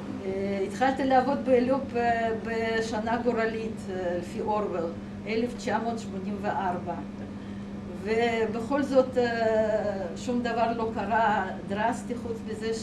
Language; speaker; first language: Hebrew; non-native, fluent; Russian